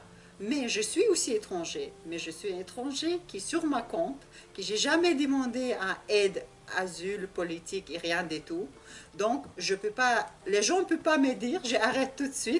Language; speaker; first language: French; non-native, learner; Russian